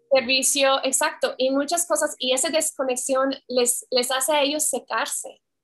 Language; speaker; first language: Spanish; non-native, fluent; English